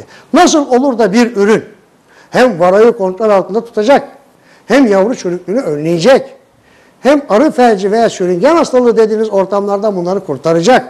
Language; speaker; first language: Turkish; native; Turkish